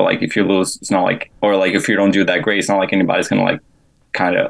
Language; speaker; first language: English; non-native, fluent; Portuguese